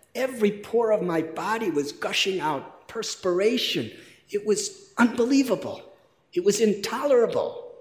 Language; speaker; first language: English; native; English